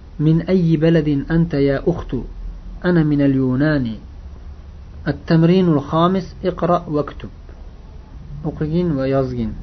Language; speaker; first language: Arabic; non-native, fluent; Uzbek